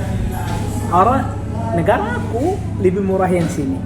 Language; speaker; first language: Indonesian; non-native, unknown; Arabic